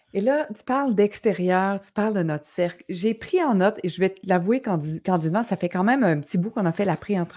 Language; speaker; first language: French; native; French